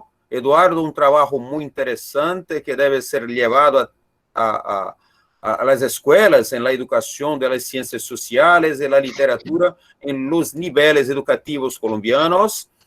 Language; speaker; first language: Spanish; non-native, learner; Portuguese